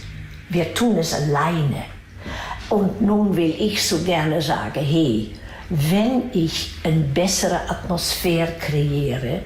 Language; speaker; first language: German; non-native, fluent; Dutch